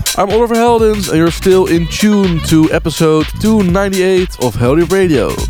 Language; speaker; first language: English; non-native, fluent; Dutch